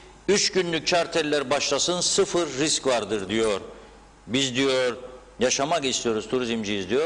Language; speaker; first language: Turkish; native; Turkish